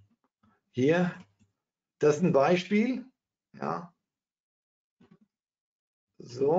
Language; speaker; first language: German; non-native, fluent; Dutch